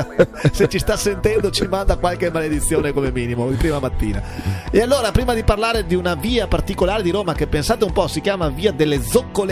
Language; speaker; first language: Italian; native; Italian